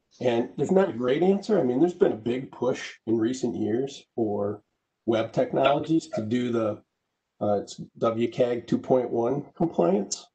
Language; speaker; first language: English; native; English